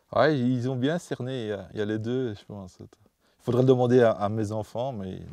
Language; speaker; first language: French; non-native, fluent; Dutch